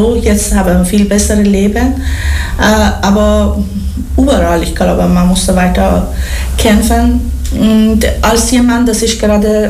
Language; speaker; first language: German; non-native, learner; Persian